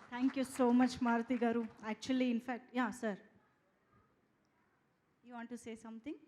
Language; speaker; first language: Telugu; native; Telugu